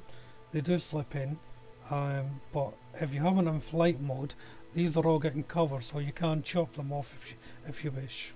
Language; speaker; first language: English; native; English